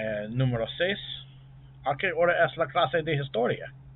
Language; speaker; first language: Spanish; non-native, learner; English